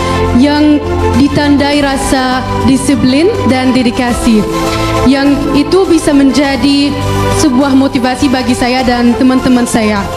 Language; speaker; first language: Indonesian; non-native, fluent; Arabic